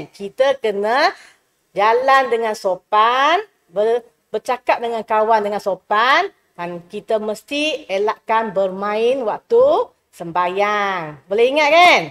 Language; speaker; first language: Malay; non-native, local second language; Chinese